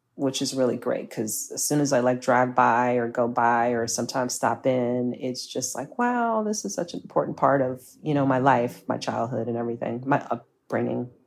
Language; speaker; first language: English; native; English